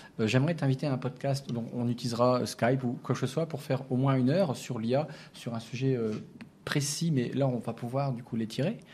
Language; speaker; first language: French; native; French